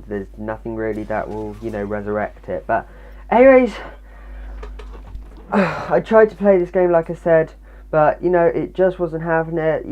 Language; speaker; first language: English; native; English